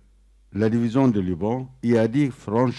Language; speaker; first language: French; non-native, learner; Arabic